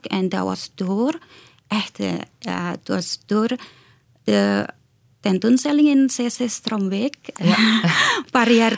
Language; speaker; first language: Dutch; non-native, fluent; Indonesian